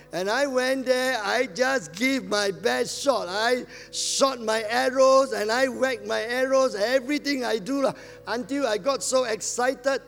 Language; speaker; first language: English; non-native, local second language; Min Nan Chinese